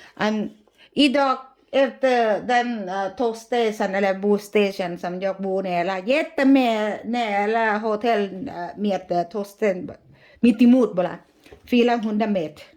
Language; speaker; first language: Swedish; non-native, learner; Thai